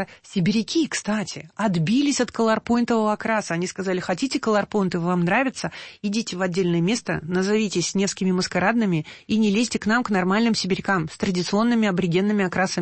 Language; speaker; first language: Russian; native; Russian